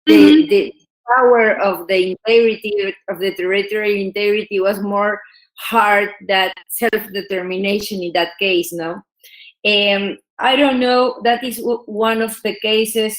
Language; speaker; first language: English; non-native, learner; Spanish